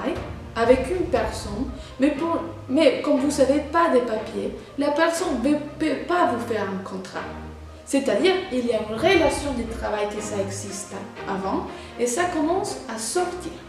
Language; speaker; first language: French; non-native, fluent; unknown